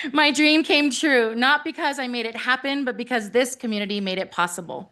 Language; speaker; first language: English; native; English